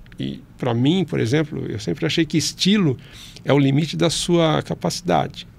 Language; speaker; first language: Portuguese; native; Portuguese